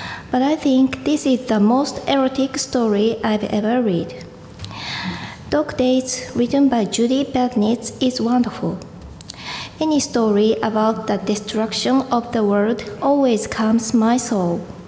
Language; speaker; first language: English; non-native, learner; Japanese